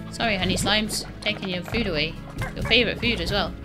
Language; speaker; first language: English; native; English